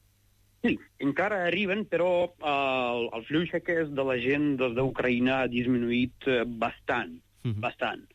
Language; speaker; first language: Catalan; non-native, fluent; Ukrainian